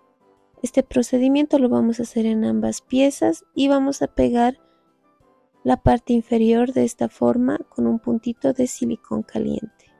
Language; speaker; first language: Spanish; native; Spanish